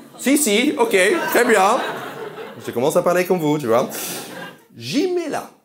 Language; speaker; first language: French; non-native, fluent; English